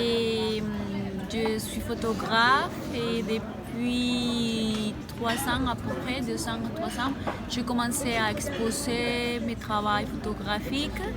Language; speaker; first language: French; non-native, fluent; Spanish